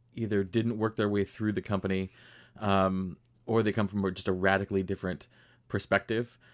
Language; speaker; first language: English; native; English